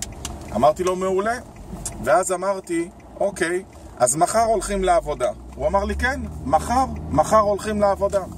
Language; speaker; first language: Hebrew; native; Hebrew